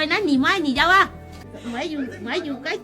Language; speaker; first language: Chinese; non-native, local second language; Cantonese